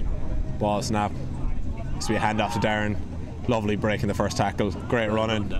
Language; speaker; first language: English; native; English